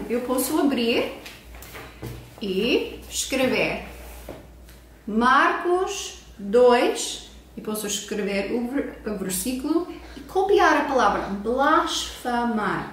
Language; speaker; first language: Portuguese; non-native, fluent; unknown